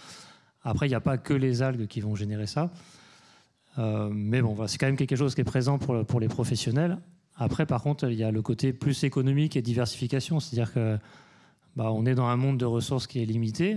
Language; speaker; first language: French; native; French